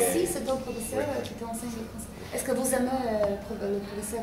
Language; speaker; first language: French; non-native, fluent; Polish